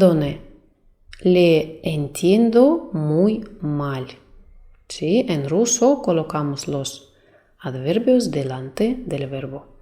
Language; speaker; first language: Spanish; non-native, fluent; Russian